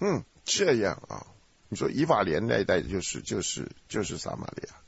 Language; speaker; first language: Chinese; native; Chinese